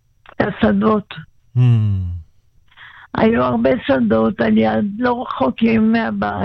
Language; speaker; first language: Hebrew; non-native, local second language; German